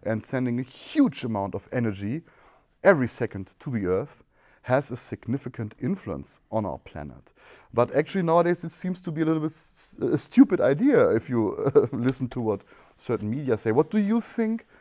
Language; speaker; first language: English; non-native, fluent; German